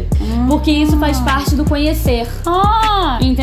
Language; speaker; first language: Portuguese; native; Portuguese